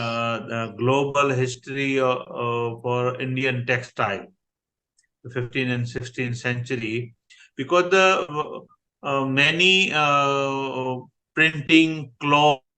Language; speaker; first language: English; non-native, learner; Gujarati